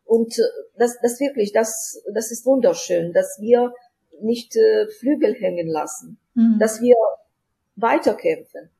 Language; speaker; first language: German; non-native, fluent; Ukrainian